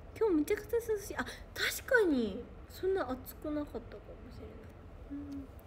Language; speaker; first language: Japanese; native; Japanese